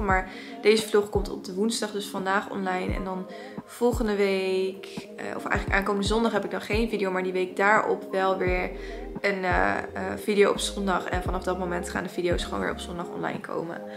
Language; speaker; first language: Dutch; native; Dutch